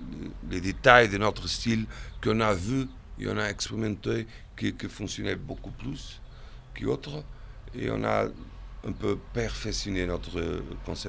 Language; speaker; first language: French; non-native, fluent; Portuguese